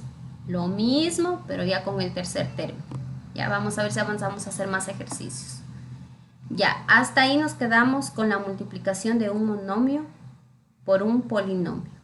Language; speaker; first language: Spanish; native; Spanish